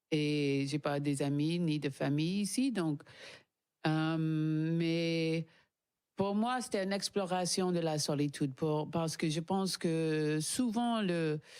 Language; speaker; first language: French; non-native, learner; English